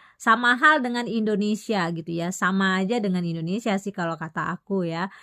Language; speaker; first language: Indonesian; native; Indonesian